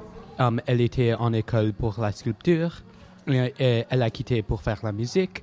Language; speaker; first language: French; non-native, local second language; English